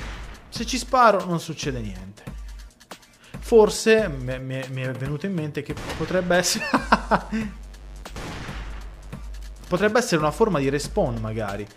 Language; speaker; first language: Italian; native; Italian